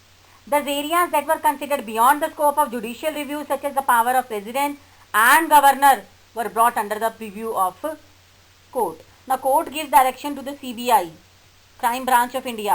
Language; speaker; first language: English; non-native, local second language; Hindi